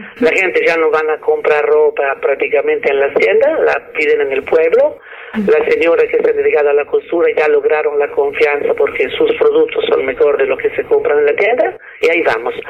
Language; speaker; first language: Spanish; non-native, fluent; Italian